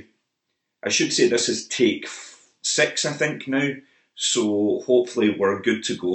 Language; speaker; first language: English; native; English